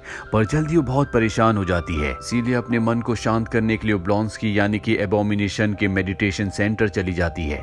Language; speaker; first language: Hindi; native; Hindi